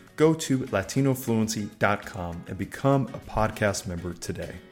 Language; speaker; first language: English; native; English